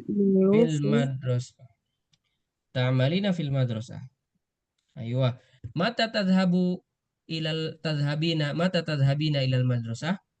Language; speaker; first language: Arabic; non-native, fluent; Indonesian